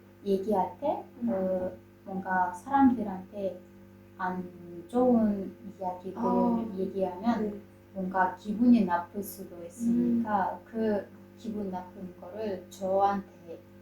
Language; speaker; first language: Korean; non-native, fluent; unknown